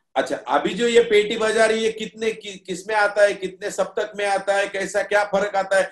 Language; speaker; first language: Hindi; non-native, local second language; Marathi